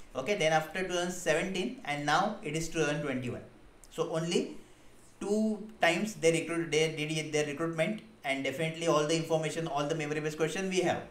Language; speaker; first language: English; non-native, local second language; Hindi